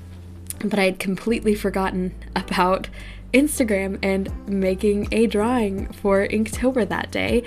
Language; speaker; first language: English; native; English